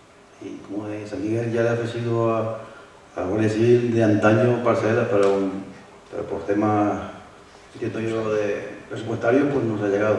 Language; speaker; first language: Spanish; native; Spanish